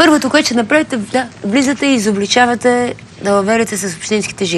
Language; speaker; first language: Bulgarian; native; Bulgarian